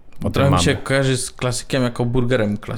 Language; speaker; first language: Polish; native; Polish